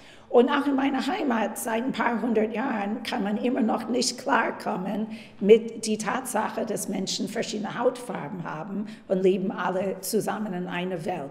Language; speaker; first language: German; non-native, fluent; English